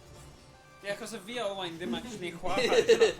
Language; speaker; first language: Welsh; native; Welsh